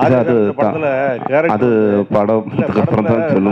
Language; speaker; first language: Tamil; non-native, learner; Malayalam